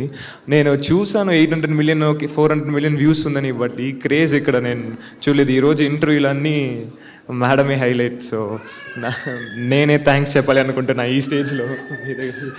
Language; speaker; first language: Telugu; non-native, learner; Tamil